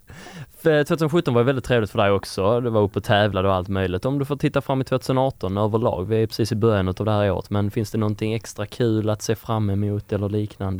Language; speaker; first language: Swedish; native; Swedish